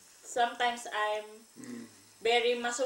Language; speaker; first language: English; non-native, learner; Filipino